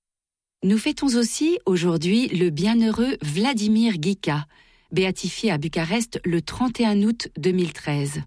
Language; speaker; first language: French; native; French